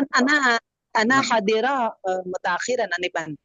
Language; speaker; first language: Arabic; non-native, learner; Indonesian